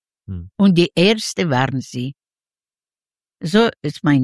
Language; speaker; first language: German; non-native, learner; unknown